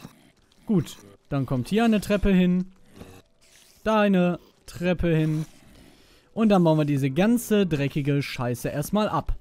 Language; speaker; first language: German; native; German